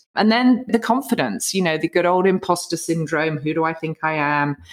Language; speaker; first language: English; native; English